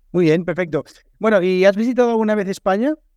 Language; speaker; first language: Spanish; native; Spanish